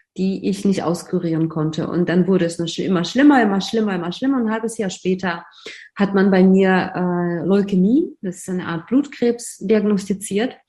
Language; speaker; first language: German; non-native, fluent; Russian